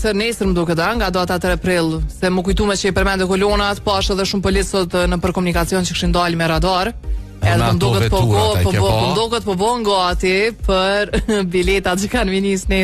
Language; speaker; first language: Albanian; native; Albanian